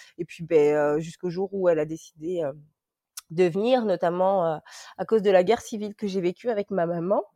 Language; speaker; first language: French; early bilingual, other home language; Lingala